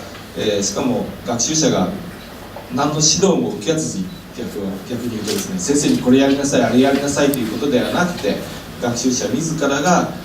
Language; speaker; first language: Japanese; native; Japanese